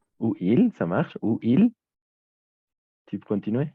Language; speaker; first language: French; native; French